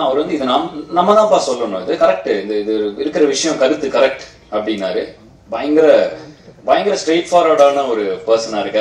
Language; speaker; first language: Tamil; native; Tamil